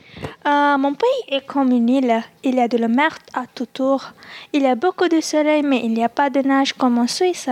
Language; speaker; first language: French; non-native, learner; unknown